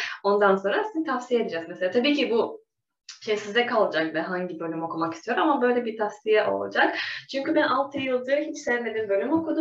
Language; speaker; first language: Turkish; non-native, fluent; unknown